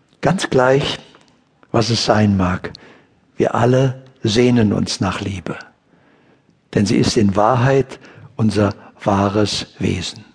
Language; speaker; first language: German; native; German